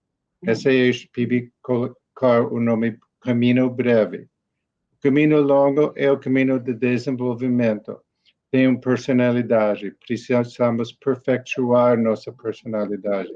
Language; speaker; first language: Portuguese; non-native, learner; English